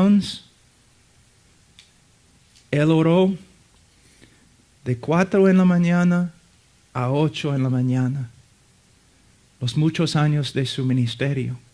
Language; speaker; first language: Spanish; non-native, fluent; English